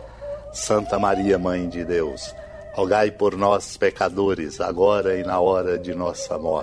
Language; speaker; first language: Portuguese; native; Portuguese